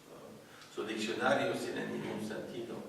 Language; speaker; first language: Spanish; non-native, fluent; French